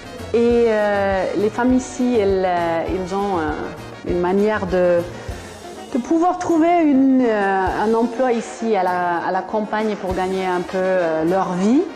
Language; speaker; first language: French; non-native, fluent; German